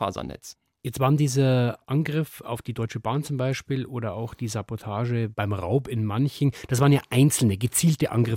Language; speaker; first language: German; native; German